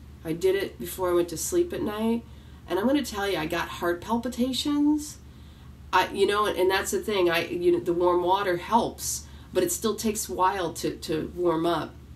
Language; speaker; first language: English; native; English